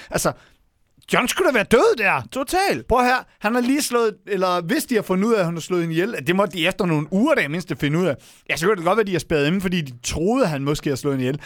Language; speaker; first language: Danish; native; Danish